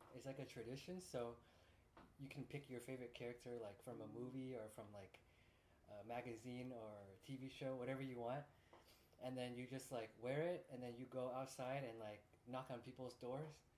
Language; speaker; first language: English; native; English